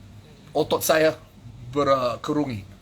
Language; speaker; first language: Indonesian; non-native, fluent; English